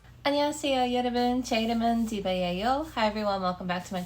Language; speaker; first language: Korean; non-native, fluent; English